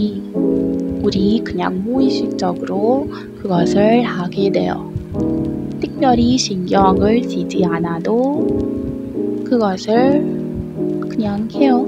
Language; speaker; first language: Korean; non-native, learner; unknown